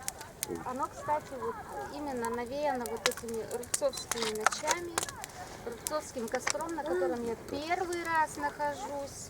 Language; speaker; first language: Russian; native; Russian